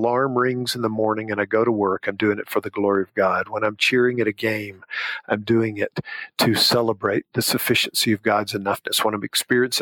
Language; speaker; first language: English; native; English